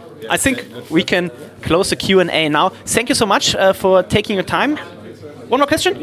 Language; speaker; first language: English; non-native, fluent; German